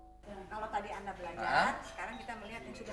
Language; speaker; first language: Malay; non-native, local second language; Sundanese